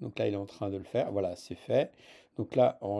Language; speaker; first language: French; native; French